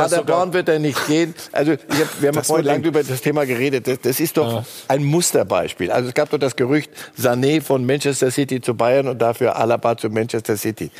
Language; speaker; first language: German; native; German